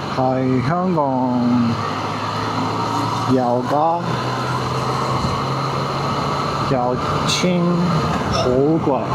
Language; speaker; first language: Chinese; non-native, learner; Japanese